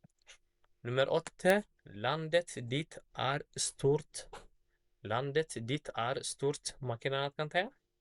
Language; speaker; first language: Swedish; non-native, fluent; Tigrinya